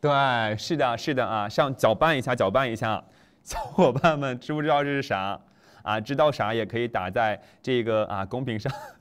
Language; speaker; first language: Chinese; native; Chinese